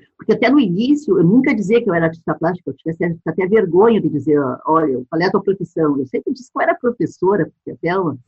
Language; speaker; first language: Portuguese; native; Portuguese